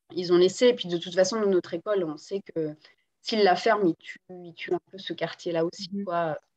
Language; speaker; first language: French; non-native, local second language; Guadeloupean Creole French